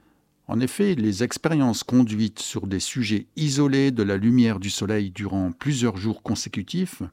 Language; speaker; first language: French; native; French